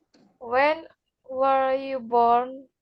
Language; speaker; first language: English; non-native, learner; Indonesian